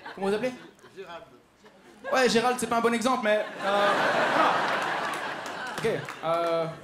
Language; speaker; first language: French; native; French